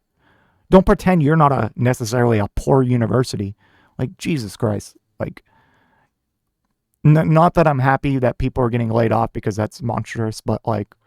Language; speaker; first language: English; native; English